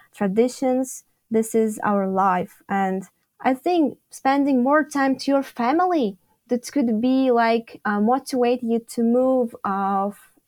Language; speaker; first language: English; non-native, fluent; Tajik